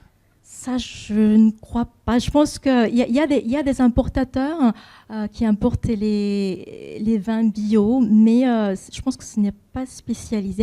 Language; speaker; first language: French; non-native, fluent; Japanese